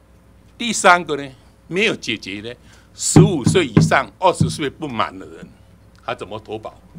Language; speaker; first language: Chinese; native; Chinese